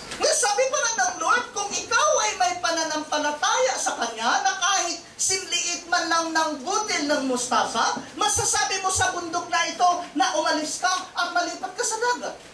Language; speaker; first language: Filipino; non-native, local second language; Cebuano